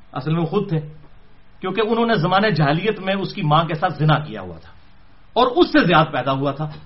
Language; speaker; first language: Urdu; non-native, local second language; Punjabi